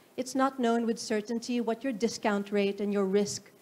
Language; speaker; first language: English; non-native, local second language; Filipino